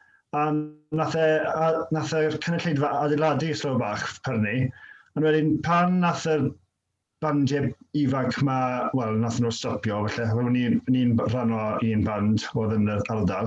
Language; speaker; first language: Welsh; native; Welsh